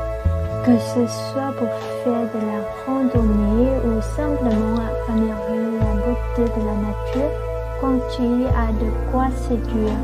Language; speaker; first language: French; non-native, fluent; Vietnamese